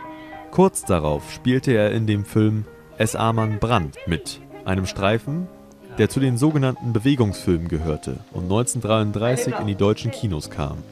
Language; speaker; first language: German; native; German